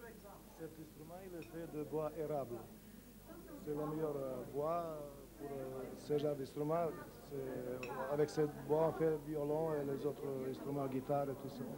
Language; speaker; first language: French; non-native, learner; Serbian